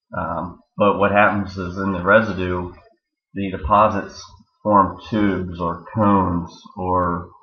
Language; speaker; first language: English; native; English